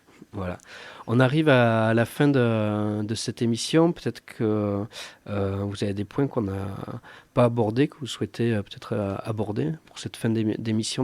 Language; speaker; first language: French; native; French